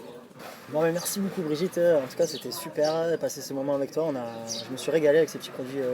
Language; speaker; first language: French; native; French